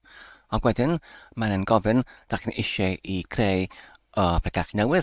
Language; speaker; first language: Welsh; non-native, learner; English